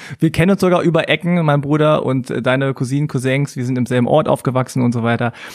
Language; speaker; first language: German; native; German